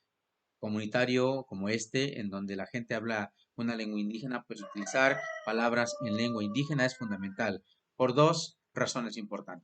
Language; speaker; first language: Spanish; native; Spanish